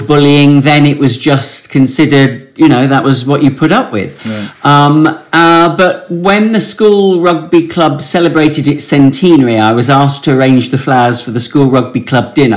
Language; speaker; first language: English; native; English